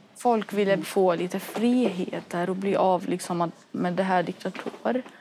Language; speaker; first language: Swedish; non-native, fluent; Arabic